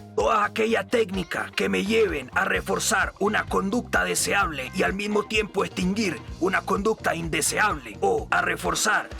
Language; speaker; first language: Spanish; native; Spanish